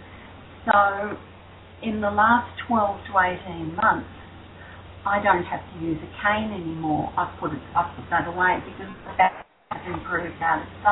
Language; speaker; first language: English; native; English